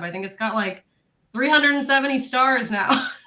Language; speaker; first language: English; native; English